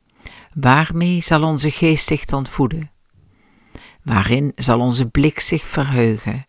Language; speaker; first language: Dutch; native; Dutch